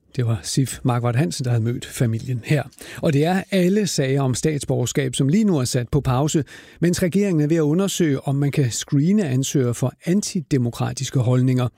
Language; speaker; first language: Danish; native; Danish